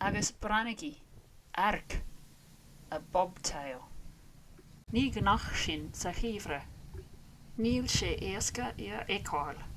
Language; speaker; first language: Irish; non-native, learner; English